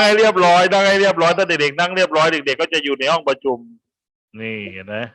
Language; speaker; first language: Thai; native; Thai